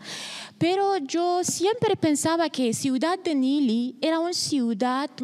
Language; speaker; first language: Spanish; non-native, learner; Persian